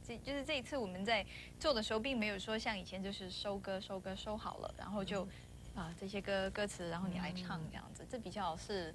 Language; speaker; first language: Chinese; non-native, local second language; Cantonese